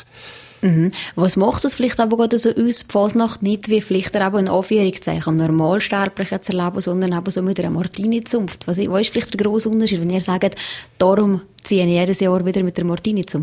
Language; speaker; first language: German; native; German